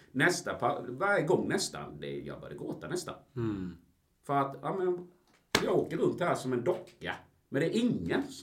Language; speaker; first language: Swedish; early bilingual, other home language; Spanish